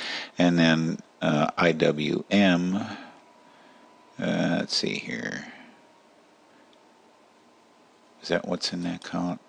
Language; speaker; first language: English; native; English